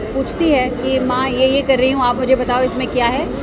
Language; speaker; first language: Hindi; native; Hindi